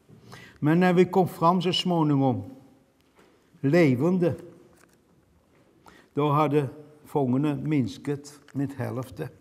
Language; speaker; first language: Swedish; non-native, fluent; Dutch